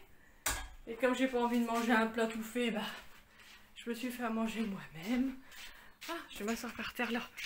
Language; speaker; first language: French; native; French